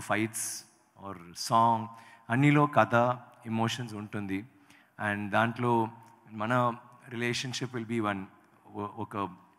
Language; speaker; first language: Telugu; non-native, local second language; Tamil